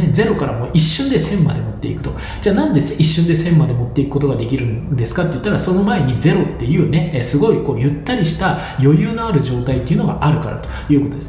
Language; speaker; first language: Japanese; native; Japanese